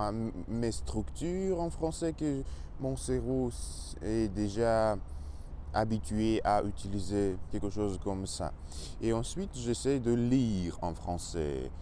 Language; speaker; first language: French; non-native, learner; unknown